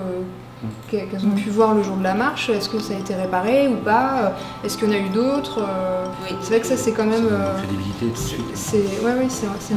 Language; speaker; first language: French; native; French